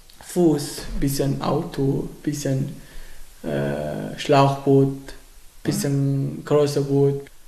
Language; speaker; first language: German; non-native, learner; Arabic